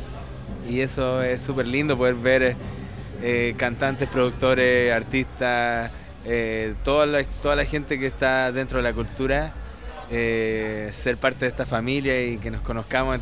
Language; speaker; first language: Spanish; native; Spanish